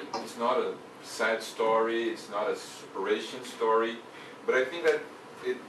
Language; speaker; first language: English; non-native, fluent; Portuguese